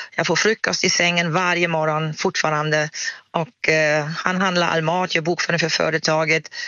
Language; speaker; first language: Swedish; non-native, fluent; German